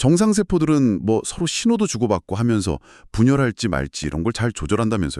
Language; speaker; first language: Korean; native; Korean